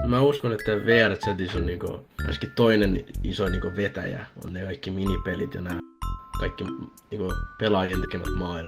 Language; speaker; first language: Finnish; native; Finnish